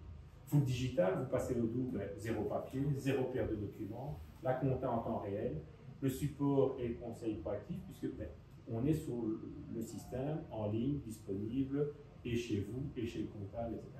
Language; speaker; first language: French; native; French